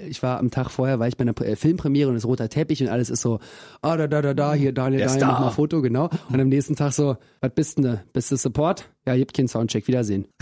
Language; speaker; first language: German; early bilingual, other home language; Russian